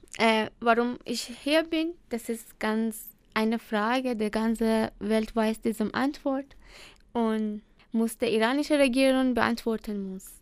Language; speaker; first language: German; non-native, learner; Persian